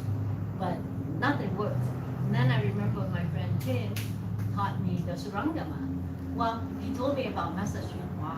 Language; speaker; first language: English; non-native, learner; Vietnamese